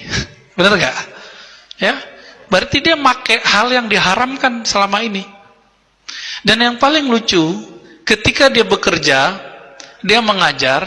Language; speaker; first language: Indonesian; native; Indonesian